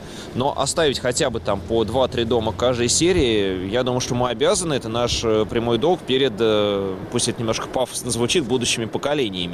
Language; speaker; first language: Russian; native; Russian